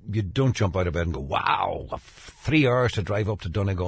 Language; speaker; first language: English; native; English